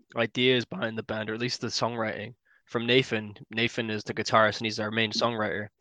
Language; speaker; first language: English; native; English